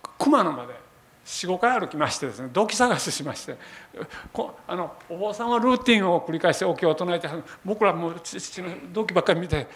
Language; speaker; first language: Japanese; native; Japanese